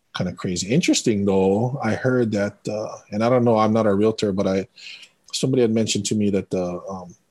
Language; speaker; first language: English; native; English